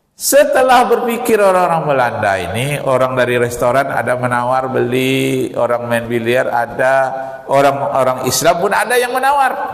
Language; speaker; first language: Indonesian; native; Indonesian